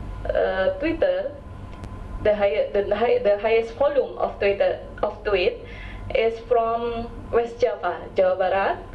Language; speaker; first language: English; non-native, local second language; Indonesian